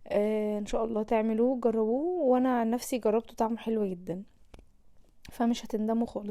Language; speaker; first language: Arabic; native; Arabic